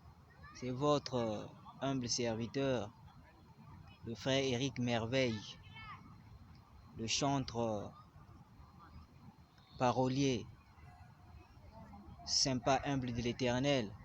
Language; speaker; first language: French; non-native, local second language; Lingala